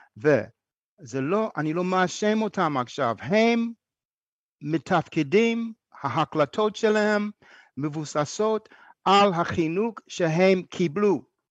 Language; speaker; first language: Hebrew; non-native, fluent; English